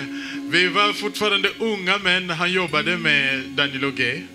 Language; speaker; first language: Swedish; non-native, fluent; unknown